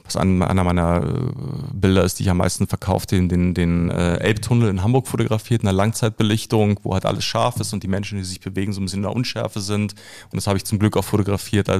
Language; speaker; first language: German; native; German